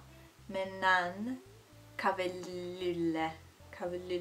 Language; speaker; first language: Finnish; non-native, learner; Italian